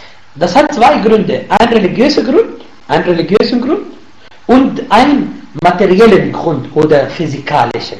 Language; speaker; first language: German; non-native, learner; Arabic